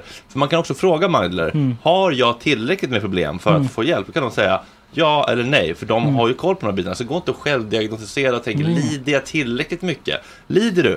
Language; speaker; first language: Swedish; native; Swedish